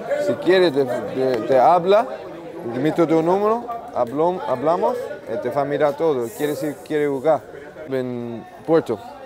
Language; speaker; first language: Spanish; non-native, learner; English